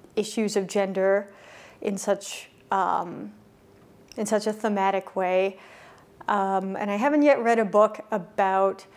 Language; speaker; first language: English; native; English